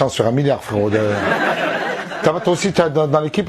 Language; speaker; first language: French; native; French